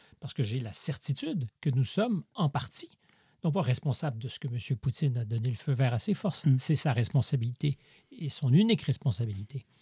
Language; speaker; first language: French; native; French